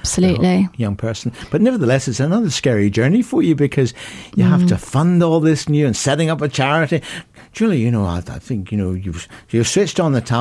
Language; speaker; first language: English; native; English